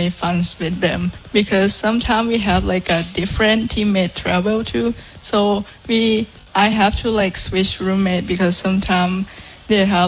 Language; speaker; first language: English; non-native, fluent; Thai